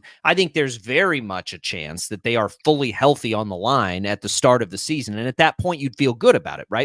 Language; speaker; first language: English; native; English